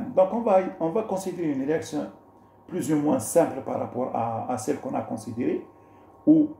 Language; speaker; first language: French; non-native, local second language; Arabic